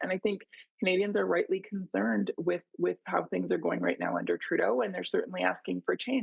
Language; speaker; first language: English; native; English